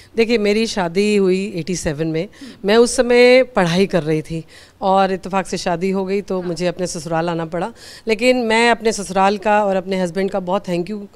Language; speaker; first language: Hindi; native; Hindi